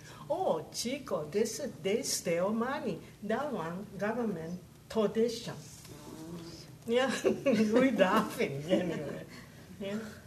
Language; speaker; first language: English; non-native, learner; Japanese